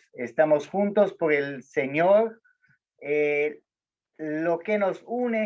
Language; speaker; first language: Spanish; non-native, learner; Portuguese